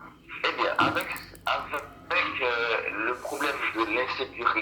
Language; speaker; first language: French; non-native, local second language; Haitian Creole